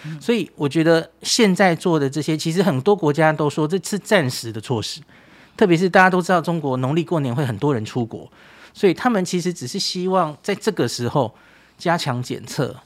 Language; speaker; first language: Chinese; native; Chinese